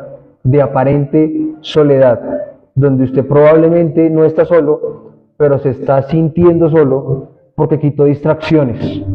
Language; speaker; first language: Spanish; native; Spanish